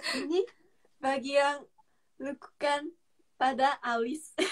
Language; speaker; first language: Indonesian; non-native, fluent; Japanese